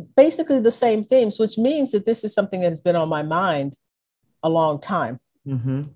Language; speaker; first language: English; native; English